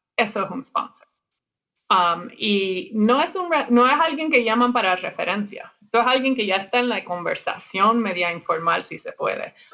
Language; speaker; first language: Spanish; non-native, fluent; English